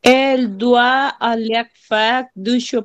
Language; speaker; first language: French; non-native, learner; Spanish